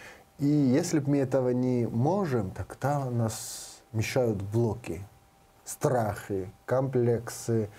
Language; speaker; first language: Russian; non-native, learner; Georgian